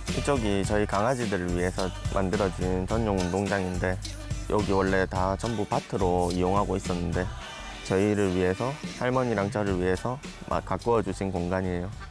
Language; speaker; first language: Korean; native; Korean